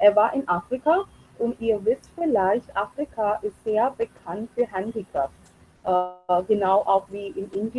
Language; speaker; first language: German; non-native, fluent; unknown